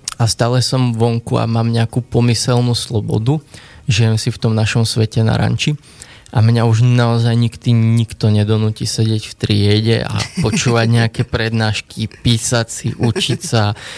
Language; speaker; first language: Slovak; native; Slovak